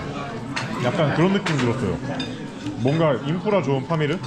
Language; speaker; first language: Korean; native; Korean